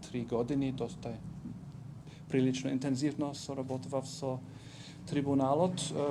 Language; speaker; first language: Macedonian; non-native, fluent; English